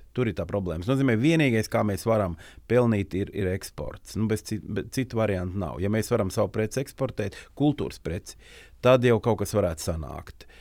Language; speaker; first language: Latvian; native; Latvian